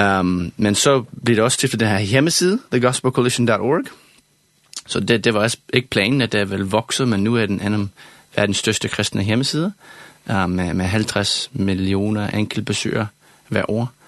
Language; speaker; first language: Danish; non-native, fluent; English